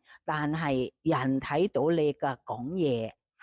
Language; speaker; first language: Cantonese; non-native, fluent; Thai